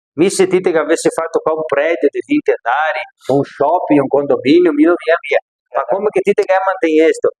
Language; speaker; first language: Italian; early bilingual, heritage; Italian